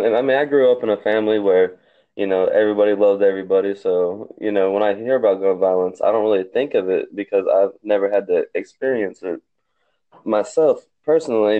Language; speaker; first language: English; native; English